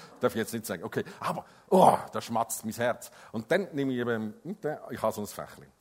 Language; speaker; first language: German; non-native, fluent; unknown